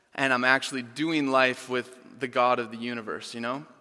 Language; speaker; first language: English; native; English